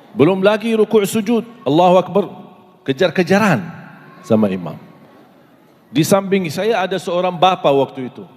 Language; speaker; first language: Malay; non-native, fluent; Arabic